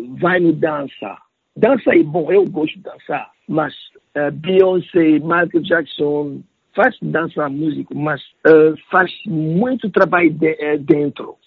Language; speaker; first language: Portuguese; non-native, learner; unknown